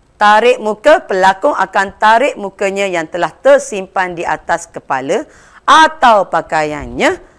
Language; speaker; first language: Malay; non-native, local second language; Tamil